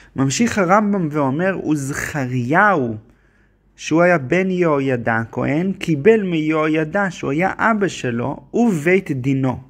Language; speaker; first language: Hebrew; native; Hebrew